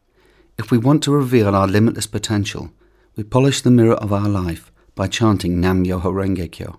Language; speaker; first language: English; native; English